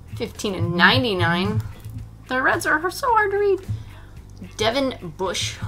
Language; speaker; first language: English; native; English